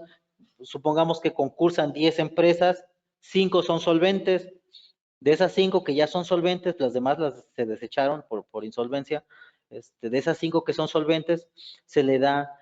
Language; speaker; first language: Spanish; native; Spanish